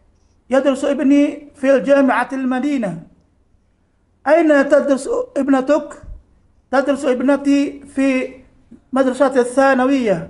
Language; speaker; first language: Arabic; non-native, learner; Indonesian